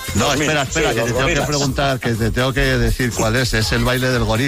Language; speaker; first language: Spanish; native; Spanish